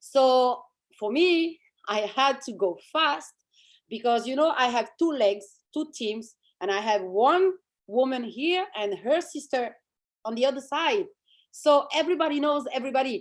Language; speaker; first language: English; non-native, fluent; French